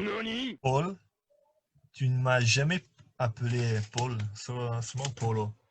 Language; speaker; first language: French; non-native, learner; Italian